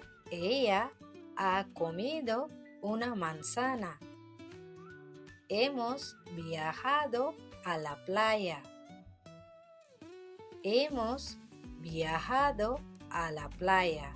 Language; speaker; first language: Spanish; non-native, fluent; Bangla